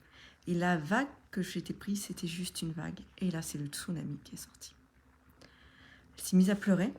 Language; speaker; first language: French; native; French